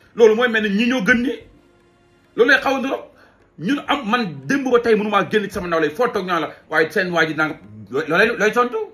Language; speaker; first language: Wolof; native; Wolof